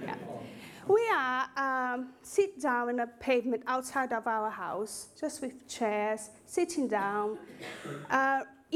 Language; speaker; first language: English; non-native, fluent; Portuguese